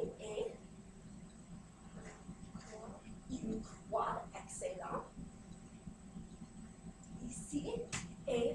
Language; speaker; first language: French; non-native, fluent; English